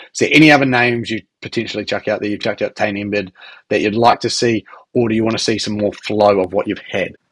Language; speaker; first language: English; native; English